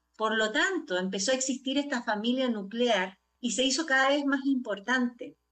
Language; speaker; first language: Spanish; native; Spanish